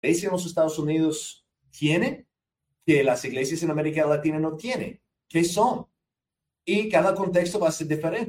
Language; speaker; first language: Spanish; non-native, fluent; English